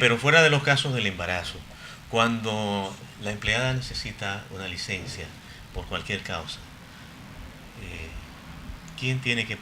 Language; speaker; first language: Spanish; native; Spanish